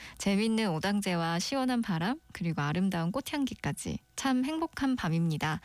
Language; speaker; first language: Korean; native; Korean